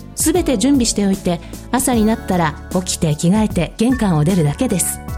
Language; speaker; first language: Japanese; non-native, fluent; English